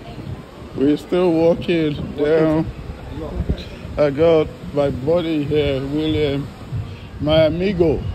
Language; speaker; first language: English; non-native, learner; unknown